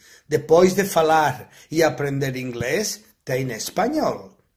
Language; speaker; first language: Portuguese; non-native, fluent; Spanish